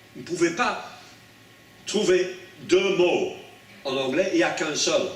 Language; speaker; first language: French; non-native, fluent; English